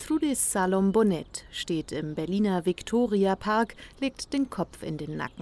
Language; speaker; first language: German; native; German